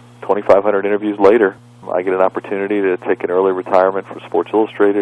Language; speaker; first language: English; native; English